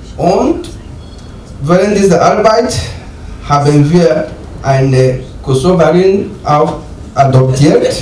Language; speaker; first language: German; non-native, learner; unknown